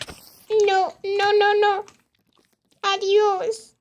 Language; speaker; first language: Spanish; non-native, learner; English